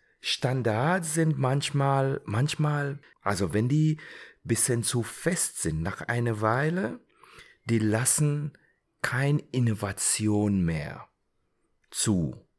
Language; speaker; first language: German; non-native, fluent; English